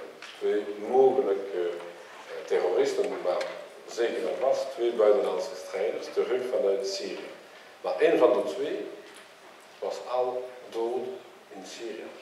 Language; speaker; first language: Dutch; non-native, local second language; French